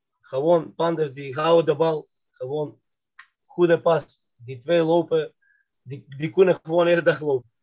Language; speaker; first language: Dutch; non-native, fluent; Macedonian